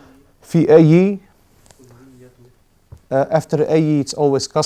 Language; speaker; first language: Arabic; non-native, fluent; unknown